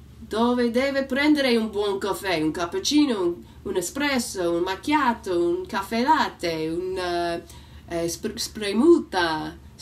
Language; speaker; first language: Italian; non-native, learner; English